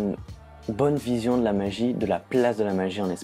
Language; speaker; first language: French; native; French